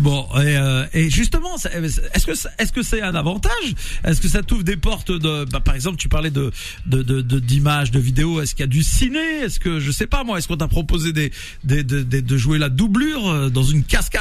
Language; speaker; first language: French; native; French